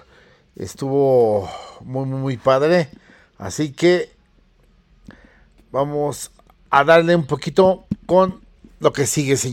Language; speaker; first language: Spanish; native; Spanish